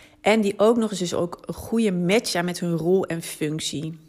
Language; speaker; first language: Dutch; native; Dutch